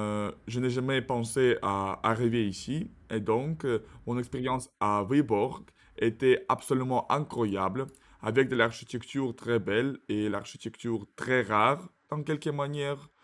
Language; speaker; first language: French; non-native, learner; Russian